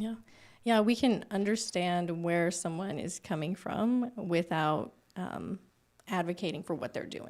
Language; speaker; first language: English; native; English